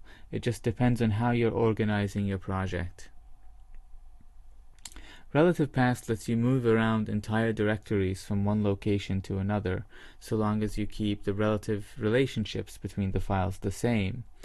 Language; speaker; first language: English; native; English